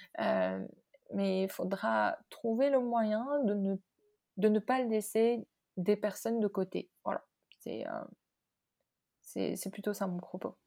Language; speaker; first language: French; non-native, local second language; Arabic